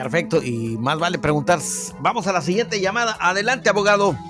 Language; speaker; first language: Spanish; native; Spanish